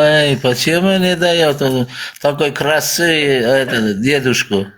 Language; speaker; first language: Russian; non-native, learner; Uzbek